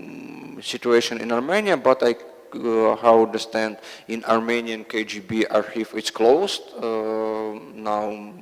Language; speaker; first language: English; non-native, learner; Russian